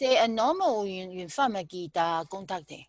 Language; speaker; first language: French; non-native, learner; Chinese